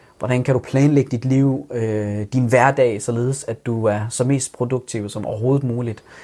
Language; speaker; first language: Danish; early bilingual, other home language; Persian